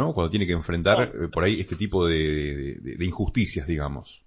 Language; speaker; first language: Spanish; native; Spanish